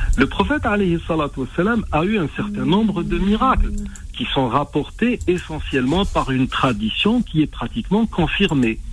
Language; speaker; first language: French; non-native, local second language; Arabic